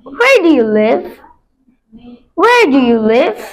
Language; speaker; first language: English; non-native, learner; Bangla